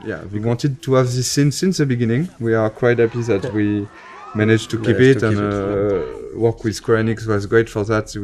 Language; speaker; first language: English; non-native, fluent; French